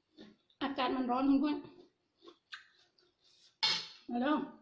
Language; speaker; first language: Thai; non-native, local second language; Northeastern Thai